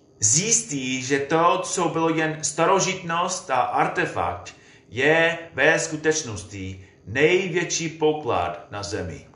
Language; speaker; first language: Czech; non-native, fluent; English